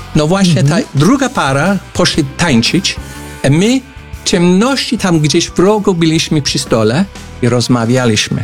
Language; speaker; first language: Polish; non-native, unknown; English